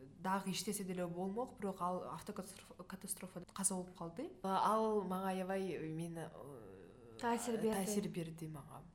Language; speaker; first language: Kyrgyz; non-native, local second language; Russian